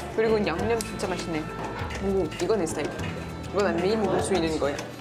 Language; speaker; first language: Korean; non-native, learner; French